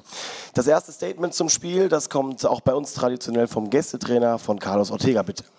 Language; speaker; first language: German; native; German